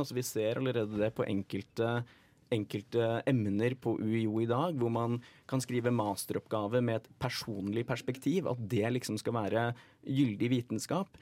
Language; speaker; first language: Norwegian; native; Norwegian